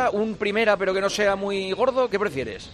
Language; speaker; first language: Spanish; native; Spanish